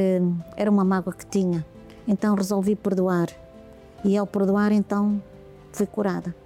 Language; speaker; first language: Portuguese; native; Portuguese